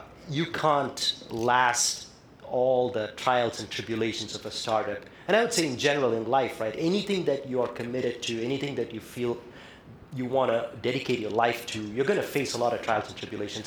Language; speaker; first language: English; non-native, local second language; Tamil